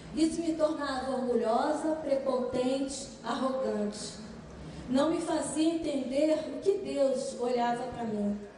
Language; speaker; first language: Portuguese; native; Portuguese